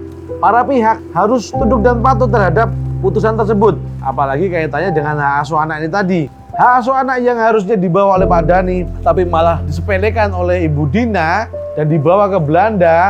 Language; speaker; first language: Indonesian; native; Indonesian